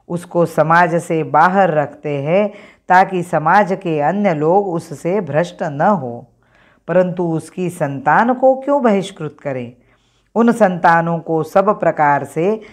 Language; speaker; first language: Hindi; non-native, local second language; Marathi